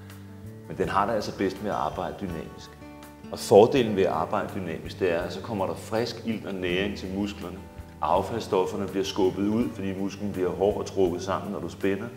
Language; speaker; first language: Danish; native; Danish